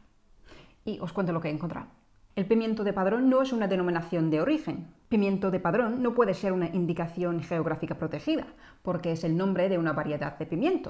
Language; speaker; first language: Spanish; non-native, fluent; English